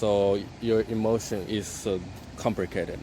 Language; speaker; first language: English; non-native, learner; Japanese